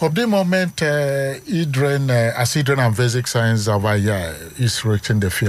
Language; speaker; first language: Dutch; non-native, learner; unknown